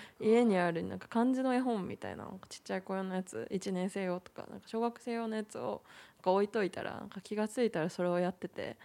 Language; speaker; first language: Japanese; native; Japanese